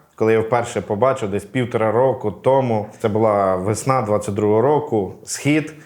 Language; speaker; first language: Ukrainian; native; Ukrainian